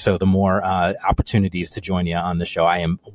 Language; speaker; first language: English; native; English